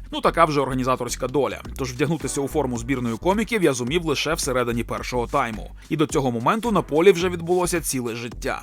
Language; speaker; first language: Ukrainian; non-native, local second language; Russian